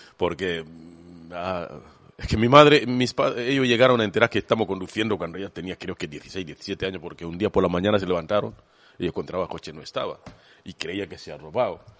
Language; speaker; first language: Spanish; non-native, fluent; Swahili